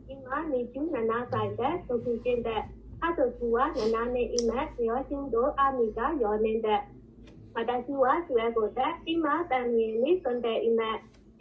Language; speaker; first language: Japanese; non-native, learner; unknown